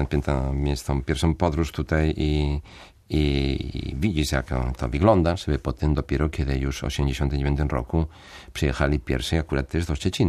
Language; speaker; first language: Polish; non-native, fluent; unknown